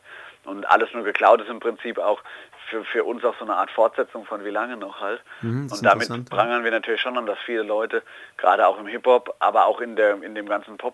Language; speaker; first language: German; native; German